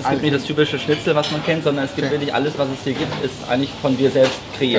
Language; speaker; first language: German; native; German